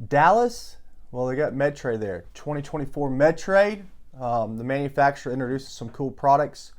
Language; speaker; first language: English; native; English